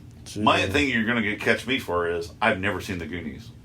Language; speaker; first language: English; native; English